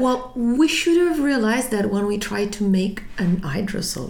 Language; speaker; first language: English; non-native, fluent; Italian